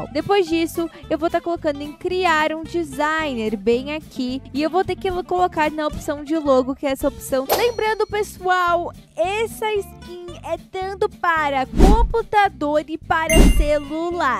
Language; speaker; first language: Portuguese; native; Portuguese